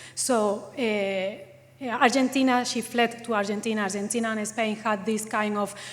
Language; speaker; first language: English; non-native, fluent; Spanish